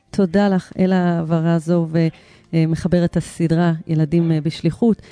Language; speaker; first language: Hebrew; native; Hebrew